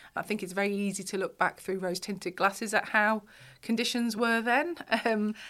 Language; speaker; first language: English; native; English